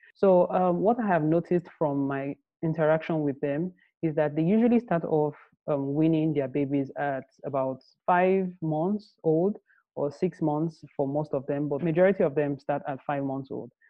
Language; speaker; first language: English; non-native, local second language; Yoruba